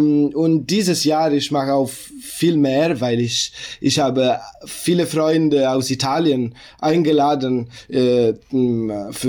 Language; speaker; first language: German; non-native, learner; Italian